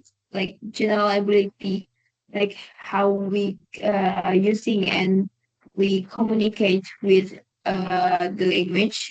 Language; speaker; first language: English; non-native, learner; Indonesian